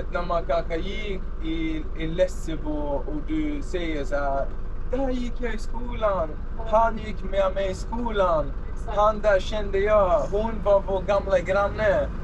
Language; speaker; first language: Swedish; early bilingual, other home language; Arabic